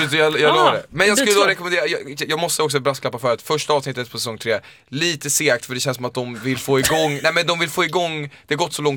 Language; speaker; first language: Swedish; native; Swedish